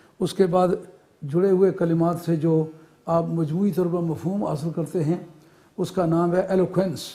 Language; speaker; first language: Urdu; non-native, local second language; Punjabi